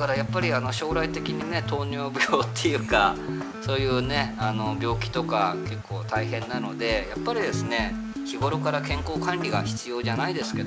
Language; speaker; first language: Japanese; native; Japanese